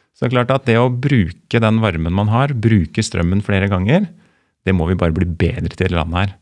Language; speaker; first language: Norwegian; native; Norwegian